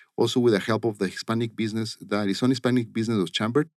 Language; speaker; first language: English; non-native, fluent; Spanish